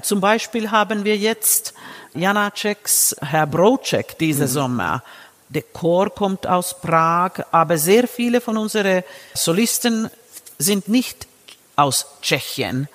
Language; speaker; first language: German; non-native, fluent; Finnish